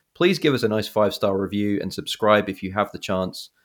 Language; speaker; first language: English; native; English